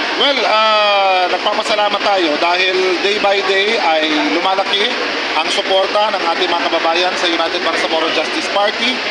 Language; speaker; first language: Filipino; non-native, local second language; Maguindanaon